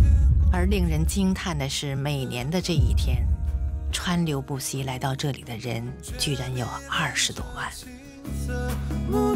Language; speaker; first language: Chinese; native; Chinese